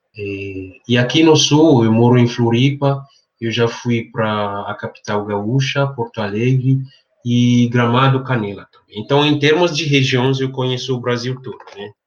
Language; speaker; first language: Portuguese; non-native, fluent; French